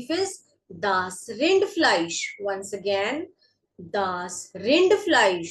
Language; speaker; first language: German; non-native, fluent; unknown